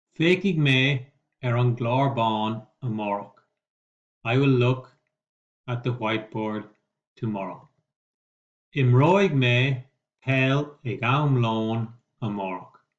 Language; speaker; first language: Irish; non-native, local second language; English